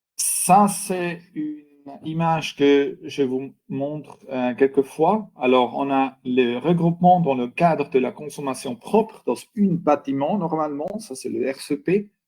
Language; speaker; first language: French; non-native, local second language; German